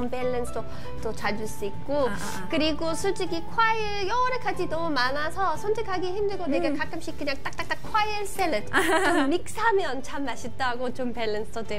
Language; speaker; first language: Korean; non-native, learner; English